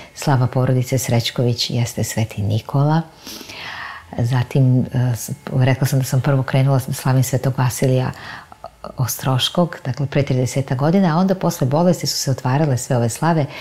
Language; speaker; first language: Serbian; native; Serbian